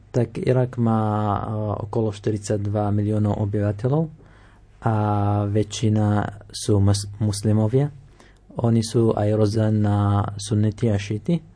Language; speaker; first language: Slovak; non-native, fluent; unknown